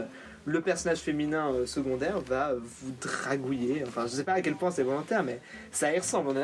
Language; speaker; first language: French; native; French